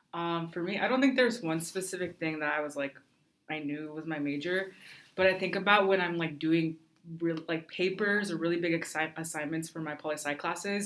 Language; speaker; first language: English; early bilingual, other home language; Spanish